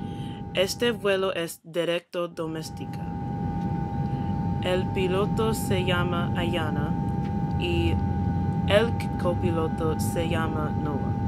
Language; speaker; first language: Spanish; non-native, learner; English